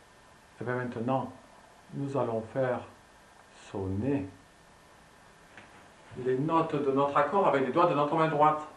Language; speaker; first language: French; native; French